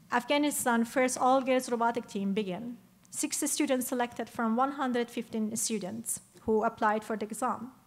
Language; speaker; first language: English; non-native, fluent; Persian